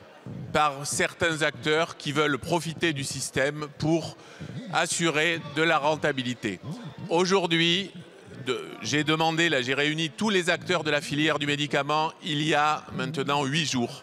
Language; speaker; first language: French; native; French